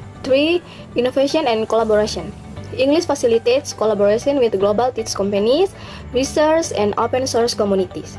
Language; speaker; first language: English; non-native, learner; Indonesian